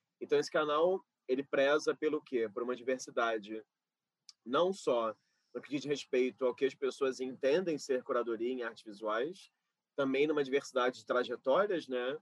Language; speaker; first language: Portuguese; native; Portuguese